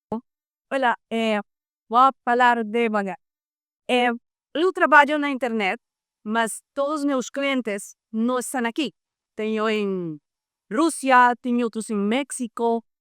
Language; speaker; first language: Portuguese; non-native, learner; Spanish